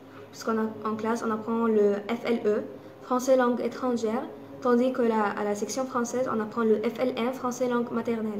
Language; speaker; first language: French; non-native, fluent; Arabic